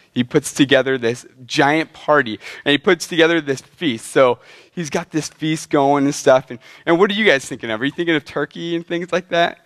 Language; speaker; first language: English; native; English